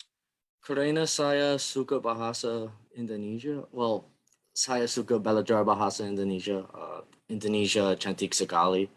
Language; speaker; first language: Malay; non-native, learner; English